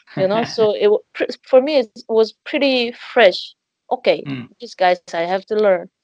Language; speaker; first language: English; non-native, fluent; Korean